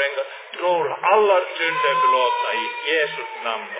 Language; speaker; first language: Swedish; non-native, fluent; Finnish